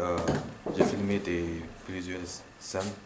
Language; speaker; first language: French; non-native, learner; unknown